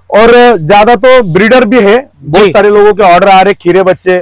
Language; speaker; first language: Hindi; non-native, local second language; Marathi